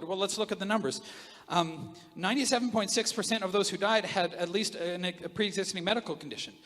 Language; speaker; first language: English; native; English